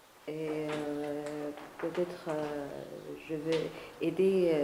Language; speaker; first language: French; non-native, learner; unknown